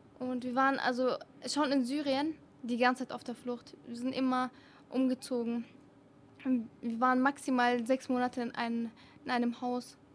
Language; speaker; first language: German; early bilingual, other home language; Arabic